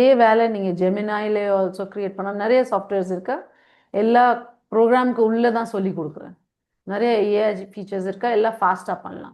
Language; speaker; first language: Tamil; non-native, fluent; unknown